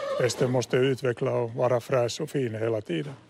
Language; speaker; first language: Swedish; non-native, fluent; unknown